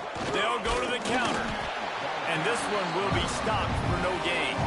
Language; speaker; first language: English; native; English